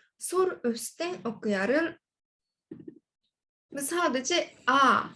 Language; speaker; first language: Turkish; non-native, learner; Japanese